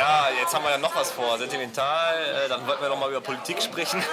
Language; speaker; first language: German; native; German